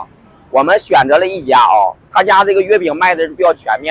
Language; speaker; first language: Chinese; native; Chinese